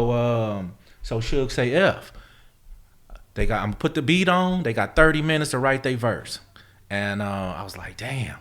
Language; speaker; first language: English; native; English